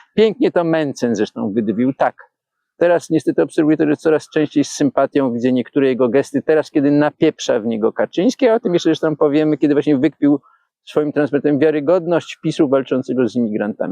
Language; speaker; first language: Polish; native; Polish